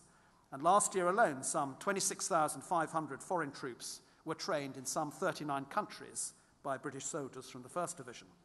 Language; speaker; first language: English; native; English